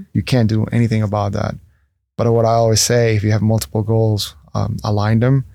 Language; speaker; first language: English; non-native, fluent; Spanish